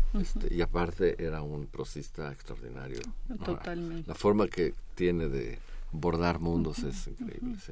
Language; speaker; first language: Spanish; native; Spanish